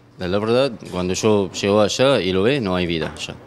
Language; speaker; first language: Spanish; non-native, learner; Arabic